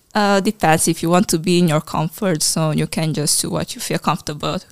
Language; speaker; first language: English; non-native, fluent; Hungarian